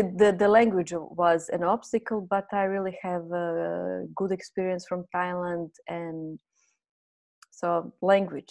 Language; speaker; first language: English; non-native, fluent; Croatian